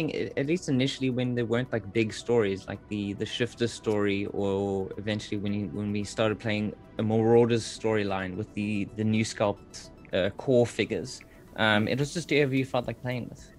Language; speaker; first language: English; native; English